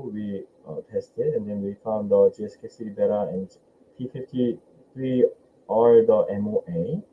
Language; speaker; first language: English; non-native, fluent; Korean